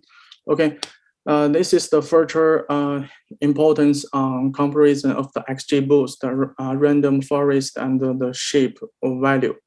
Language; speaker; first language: English; non-native, learner; Chinese